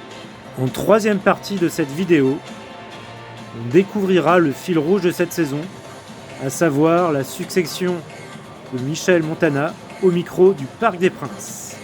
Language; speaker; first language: French; native; French